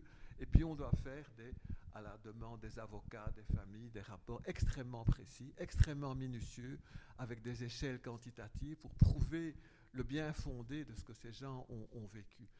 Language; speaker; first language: French; native; French